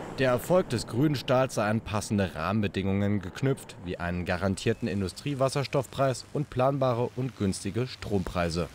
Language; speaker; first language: German; native; German